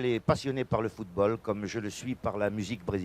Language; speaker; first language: French; native; French